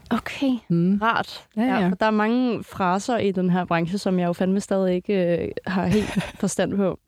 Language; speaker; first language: Danish; native; Danish